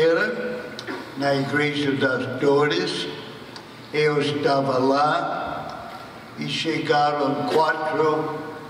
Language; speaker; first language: Portuguese; non-native, fluent; English